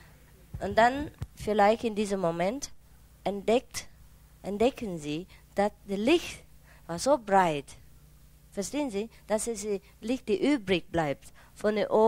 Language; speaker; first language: German; non-native, learner; Vietnamese